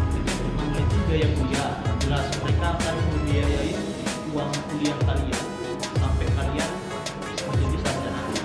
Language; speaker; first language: Indonesian; native; Indonesian